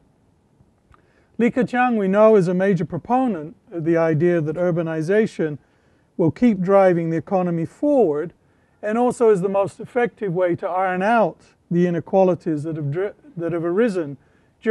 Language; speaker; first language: English; native; English